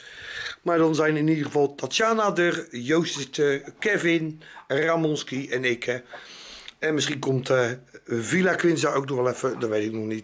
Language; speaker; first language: Dutch; native; Dutch